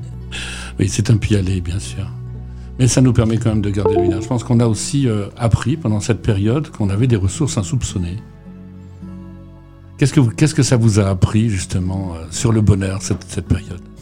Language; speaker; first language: French; native; French